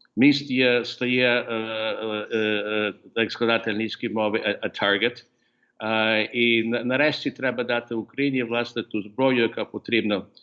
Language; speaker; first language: Ukrainian; early bilingual, heritage; Ukrainian